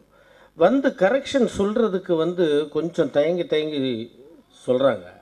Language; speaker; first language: Tamil; native; Tamil